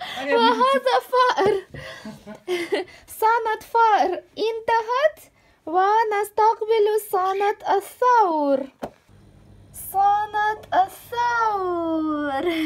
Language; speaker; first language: Arabic; non-native, fluent; Ukrainian